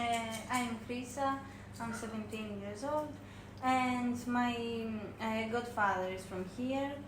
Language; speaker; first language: English; non-native, learner; Greek